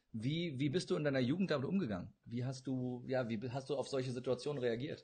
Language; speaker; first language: German; early bilingual, other home language; Turkish